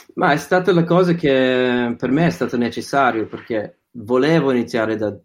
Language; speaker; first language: Italian; non-native, fluent; English